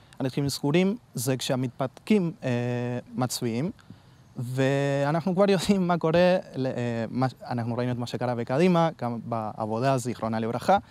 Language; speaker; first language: Hebrew; non-native, fluent; Spanish